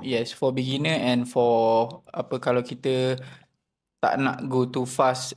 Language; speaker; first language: English; non-native, local second language; Malay